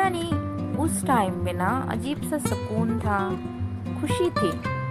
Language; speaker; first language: Hindi; non-native, local second language; Bangla